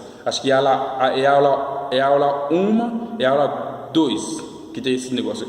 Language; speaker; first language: Portuguese; non-native, fluent; Haitian Creole